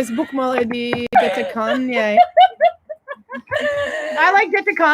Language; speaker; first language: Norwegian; non-native, learner; English